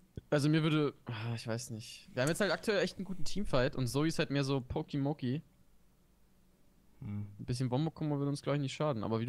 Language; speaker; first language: German; native; German